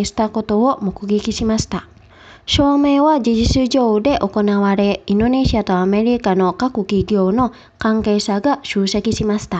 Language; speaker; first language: Japanese; non-native, fluent; Indonesian